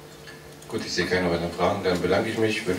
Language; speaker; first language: German; native; German